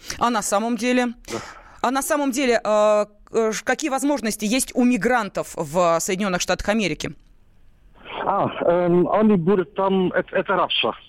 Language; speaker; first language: Russian; non-native, learner; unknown